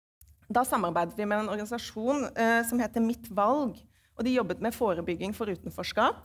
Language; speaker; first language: Norwegian; native; Norwegian